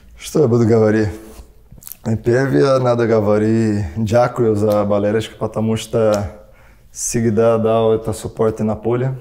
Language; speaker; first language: Russian; non-native, learner; Portuguese